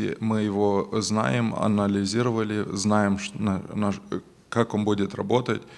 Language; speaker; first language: Russian; non-native, local second language; Romanian